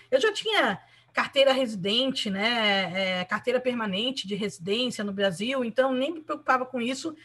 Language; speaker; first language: Portuguese; early bilingual, other home language; Spanish